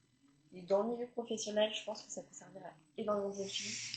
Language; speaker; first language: French; native; French